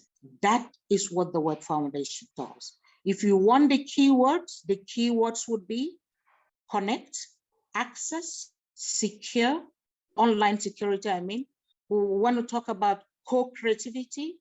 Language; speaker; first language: English; non-native, local second language; Igbo